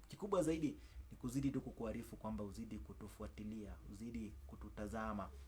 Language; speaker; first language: Swahili; non-native, local second language; Luyia